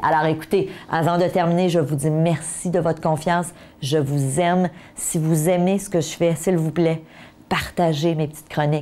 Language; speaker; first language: French; native; French